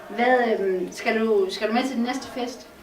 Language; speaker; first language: Danish; native; Danish